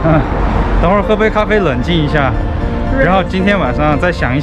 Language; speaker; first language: Chinese; native; Chinese